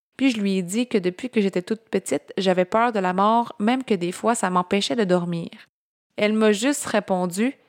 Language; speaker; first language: French; native; French